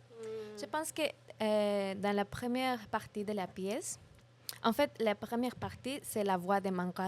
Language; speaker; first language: French; non-native, learner; Spanish